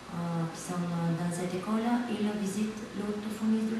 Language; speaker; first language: French; non-native, fluent; Bulgarian